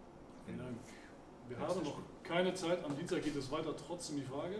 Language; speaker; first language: German; native; German